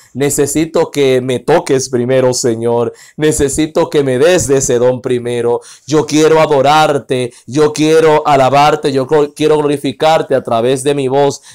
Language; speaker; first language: Spanish; non-native, fluent; Haitian Creole